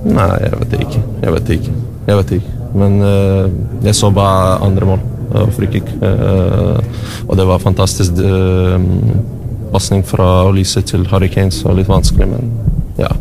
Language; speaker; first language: Norwegian; non-native, learner; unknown